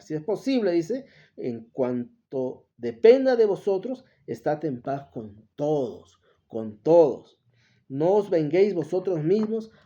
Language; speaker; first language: Spanish; native; Spanish